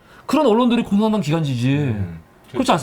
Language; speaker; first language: Korean; native; Korean